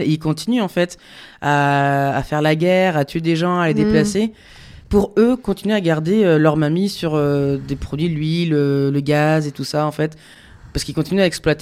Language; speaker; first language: French; native; French